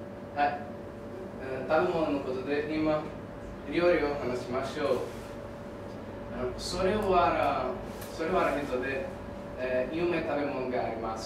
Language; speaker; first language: Japanese; non-native, learner; Portuguese